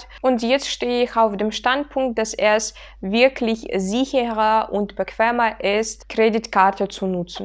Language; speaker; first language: German; non-native, fluent; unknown